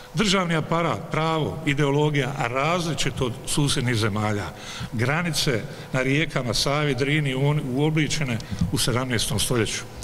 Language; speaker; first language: Bosnian; native; Bosnian